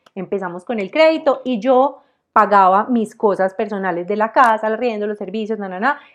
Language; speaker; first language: Spanish; native; Spanish